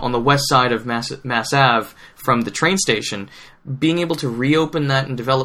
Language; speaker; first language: English; native; English